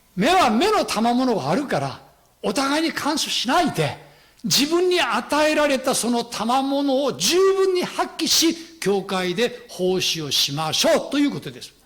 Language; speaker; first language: Japanese; non-native, fluent; Korean